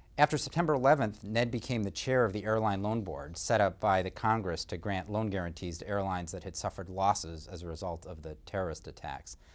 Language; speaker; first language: English; native; English